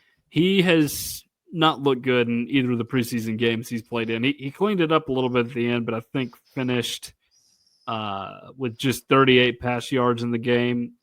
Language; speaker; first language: English; native; English